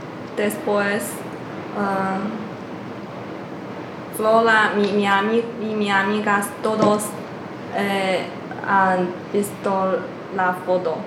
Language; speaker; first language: Spanish; non-native, learner; Chinese